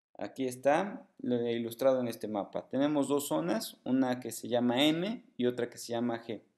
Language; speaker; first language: Spanish; native; Spanish